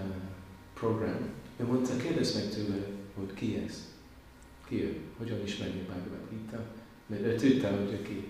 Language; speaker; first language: Hungarian; non-native, learner; English